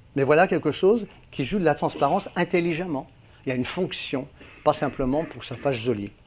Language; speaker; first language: French; native; French